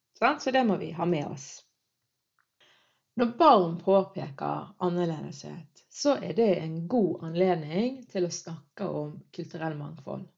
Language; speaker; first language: Norwegian; early bilingual, other home language; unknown